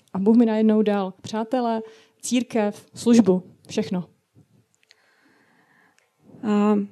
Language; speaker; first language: Czech; non-native, learner; Russian